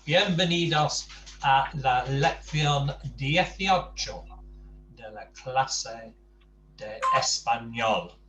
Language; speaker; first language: Spanish; non-native, learner; English